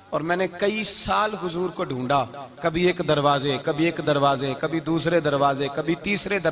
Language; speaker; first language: Hindi; non-native, local second language; Punjabi